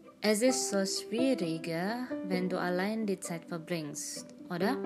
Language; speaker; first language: German; non-native, learner; Indonesian